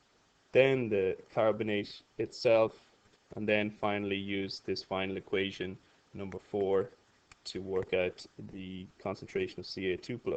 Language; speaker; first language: English; native; English